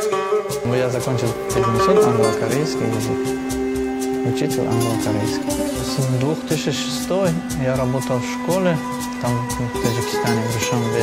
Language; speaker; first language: Russian; non-native, local second language; Tajik